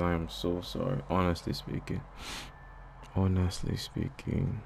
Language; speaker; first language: English; native; English